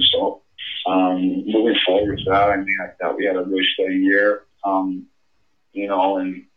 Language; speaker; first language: English; native; English